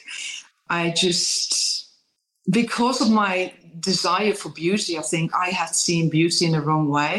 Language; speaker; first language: English; non-native, fluent; Dutch